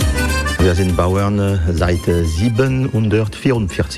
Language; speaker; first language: German; non-native, fluent; French